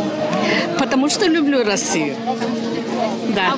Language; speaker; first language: Russian; non-native, learner; Bulgarian